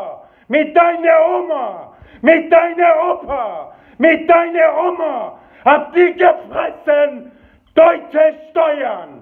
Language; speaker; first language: German; non-native, fluent; Persian